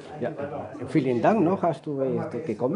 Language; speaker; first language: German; non-native, learner; Spanish